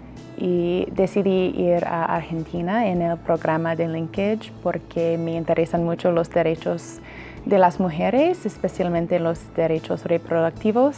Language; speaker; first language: Spanish; non-native, fluent; English